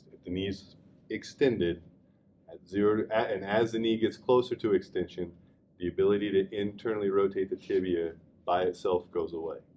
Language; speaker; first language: English; native; English